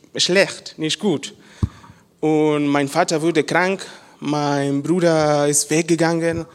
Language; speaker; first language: German; non-native, learner; Spanish